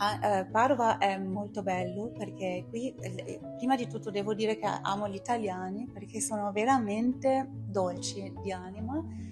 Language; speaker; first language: Italian; non-native, fluent; German